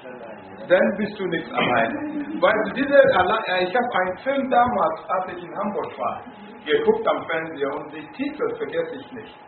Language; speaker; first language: German; non-native, fluent; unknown